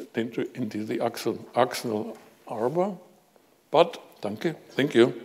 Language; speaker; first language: English; non-native, fluent; German